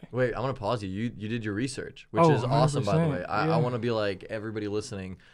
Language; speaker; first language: English; early bilingual, other home language; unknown